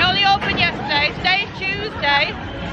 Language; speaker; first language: English; native; English